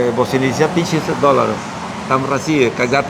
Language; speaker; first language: Russian; non-native, learner; Spanish